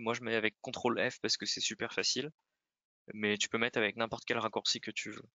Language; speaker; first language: French; native; French